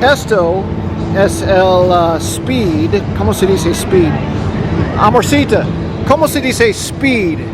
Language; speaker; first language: Spanish; non-native, learner; English